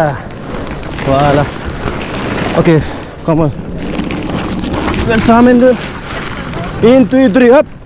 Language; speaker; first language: Dutch; non-native, learner; Nepali